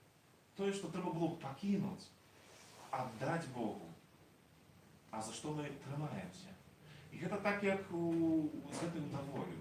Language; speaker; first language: Polish; non-native, learner; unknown